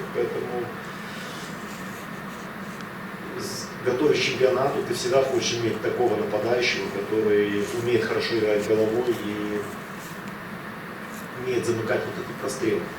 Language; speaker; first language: Russian; native; Russian